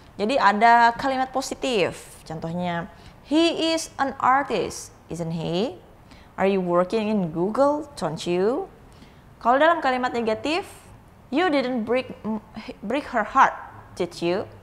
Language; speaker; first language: English; non-native, fluent; Indonesian